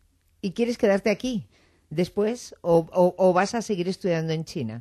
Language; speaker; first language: Spanish; native; Spanish